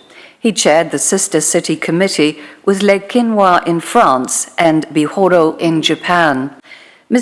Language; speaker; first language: English; native; English